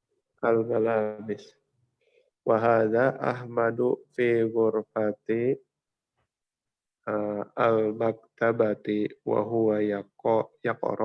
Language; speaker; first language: Arabic; non-native, learner; Indonesian